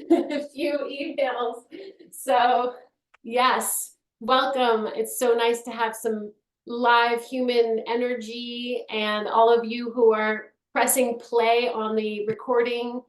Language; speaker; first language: English; native; English